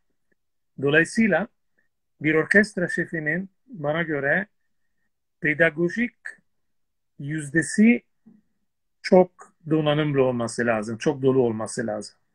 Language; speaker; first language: Turkish; non-native, fluent; Italian